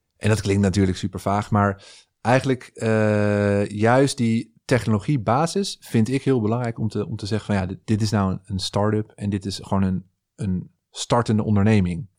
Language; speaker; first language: Dutch; native; Dutch